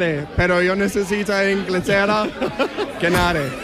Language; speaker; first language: Spanish; non-native, learner; English